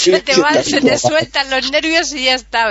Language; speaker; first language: Spanish; native; Spanish